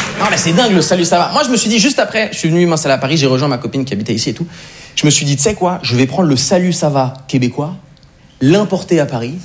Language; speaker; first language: French; native; French